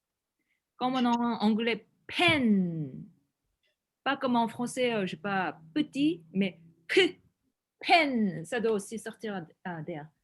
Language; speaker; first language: French; non-native, fluent; Korean